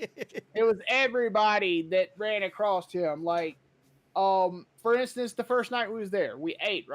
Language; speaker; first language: English; native; English